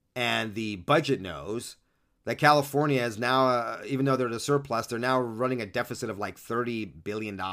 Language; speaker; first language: English; early bilingual, other home language; Spanish